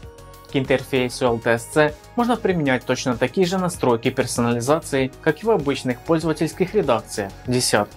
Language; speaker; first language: Russian; native; Russian